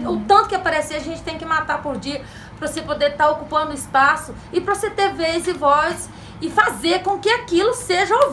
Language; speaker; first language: Portuguese; native; Portuguese